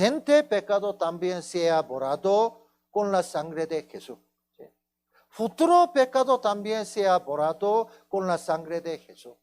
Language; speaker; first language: Spanish; non-native, fluent; Korean